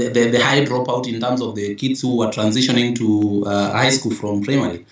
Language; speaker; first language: English; non-native, local second language; Meru